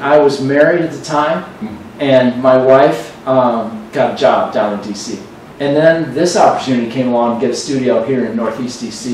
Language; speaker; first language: English; native; English